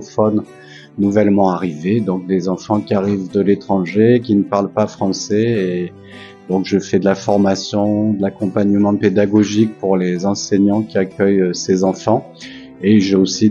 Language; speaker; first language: French; native; French